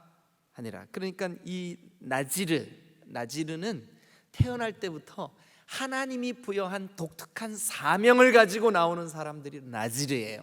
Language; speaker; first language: Korean; native; Korean